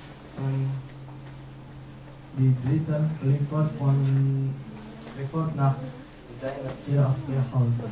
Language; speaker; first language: German; non-native, learner; Indonesian